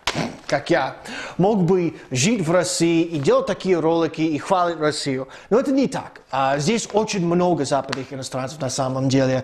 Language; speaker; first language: Russian; non-native, fluent; English